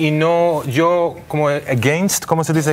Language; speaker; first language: Spanish; non-native, learner; Hebrew